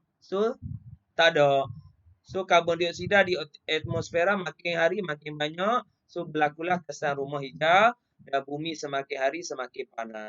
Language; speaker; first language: Malay; native; Malay